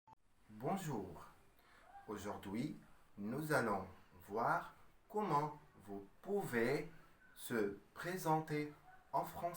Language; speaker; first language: French; non-native, fluent; Arabic